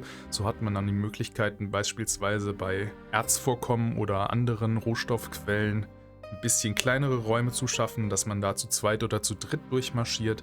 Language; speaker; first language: German; native; German